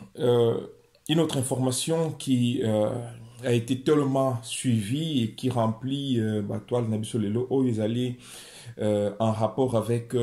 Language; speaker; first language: French; non-native, local second language; Lingala